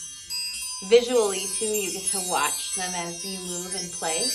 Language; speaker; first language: English; native; English